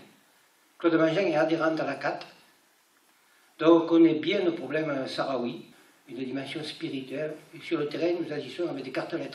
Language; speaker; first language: French; native; French